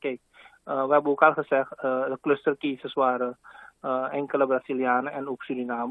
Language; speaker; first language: Dutch; native; Dutch